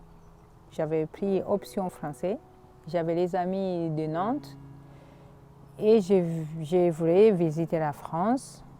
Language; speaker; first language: French; non-native, fluent; Swahili